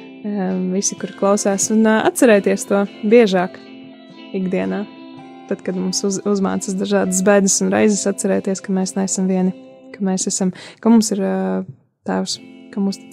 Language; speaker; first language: Latvian; native; Latvian